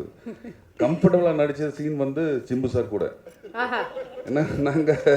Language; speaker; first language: Tamil; non-native, learner; Malayalam